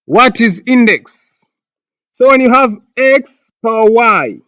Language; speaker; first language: English; non-native, local second language; Swahili